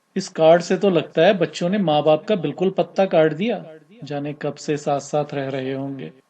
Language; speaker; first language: Hindi; native; Hindi